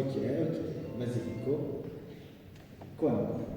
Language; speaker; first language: Italian; non-native, learner; French